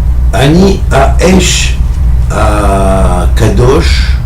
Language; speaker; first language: Hebrew; non-native, fluent; French